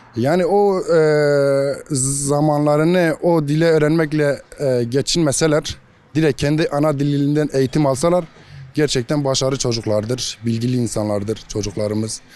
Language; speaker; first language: Turkish; non-native, local second language; Kurdish